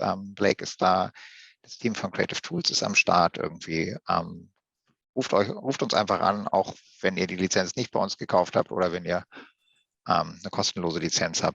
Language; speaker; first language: German; native; German